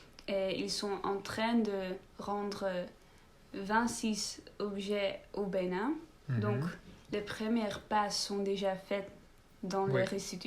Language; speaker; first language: French; non-native, learner; Dutch